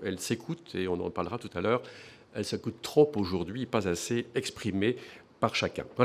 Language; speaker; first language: French; native; French